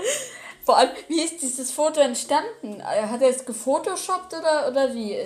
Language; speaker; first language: German; native; German